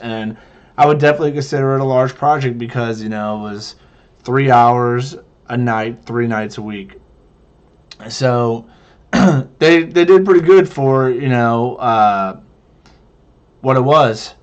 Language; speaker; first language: English; native; English